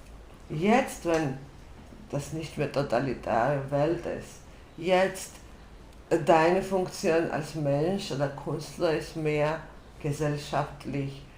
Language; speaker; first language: German; non-native, fluent; Georgian